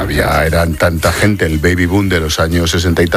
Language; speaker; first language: Spanish; native; Spanish